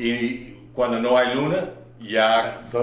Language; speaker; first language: Spanish; non-native, learner; English